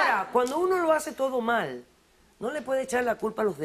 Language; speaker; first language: Spanish; native; Spanish